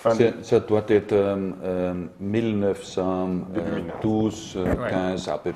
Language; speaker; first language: French; non-native, learner; German